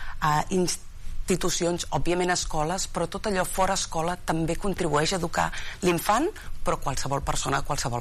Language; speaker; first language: Catalan; native; Catalan